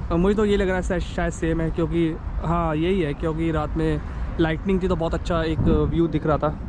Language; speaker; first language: Hindi; native; Hindi